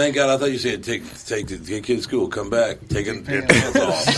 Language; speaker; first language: English; native; English